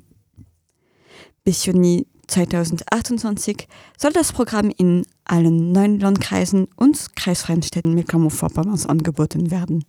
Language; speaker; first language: German; non-native, fluent; French